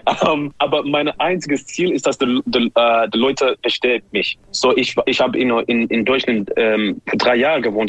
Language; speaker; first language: German; non-native, learner; English